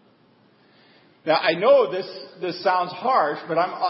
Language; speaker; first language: English; native; English